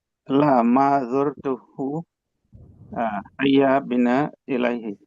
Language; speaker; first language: Arabic; non-native, learner; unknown